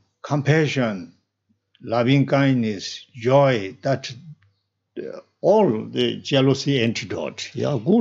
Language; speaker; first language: English; non-native, learner; Tibetan